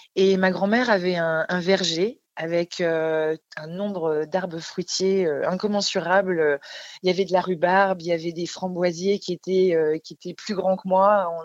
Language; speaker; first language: French; native; French